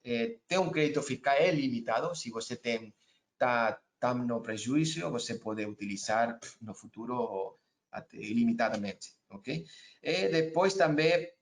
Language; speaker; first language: Portuguese; non-native, learner; Spanish